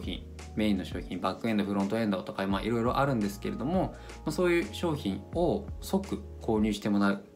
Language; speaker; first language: Japanese; native; Japanese